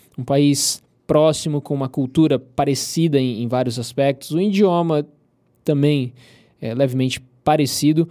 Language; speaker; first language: Portuguese; native; Portuguese